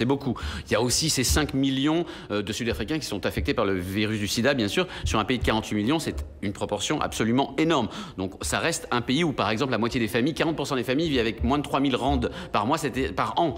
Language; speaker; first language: French; native; French